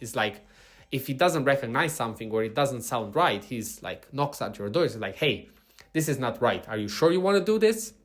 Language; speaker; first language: English; non-native, fluent; Italian